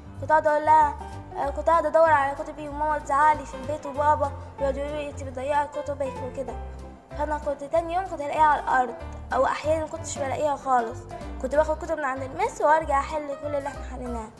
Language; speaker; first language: Arabic; native; Arabic